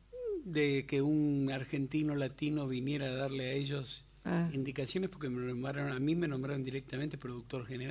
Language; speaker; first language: Spanish; native; Spanish